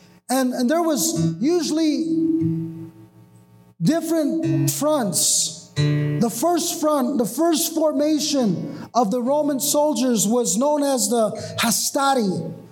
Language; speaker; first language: English; early bilingual, other home language; Spanish